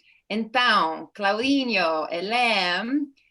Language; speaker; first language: Portuguese; non-native, learner; English